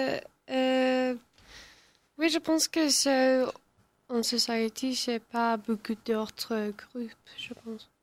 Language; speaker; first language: French; non-native, learner; English